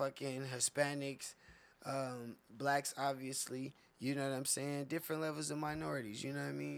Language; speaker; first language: English; native; English